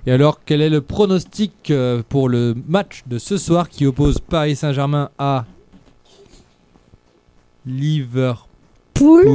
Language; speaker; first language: French; native; French